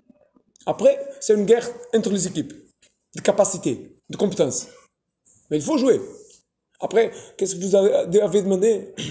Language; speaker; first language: French; non-native, fluent; Portuguese